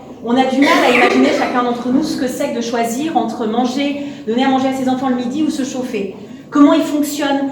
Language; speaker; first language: French; native; French